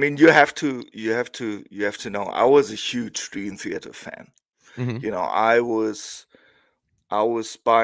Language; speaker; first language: English; non-native, fluent; German